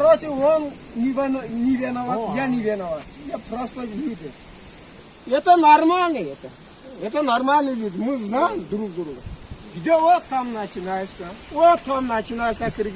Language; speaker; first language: Russian; non-native, learner; Kyrgyz